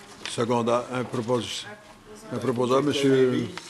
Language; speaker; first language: French; native; French